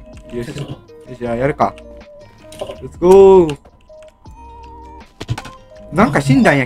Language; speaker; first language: Japanese; native; Japanese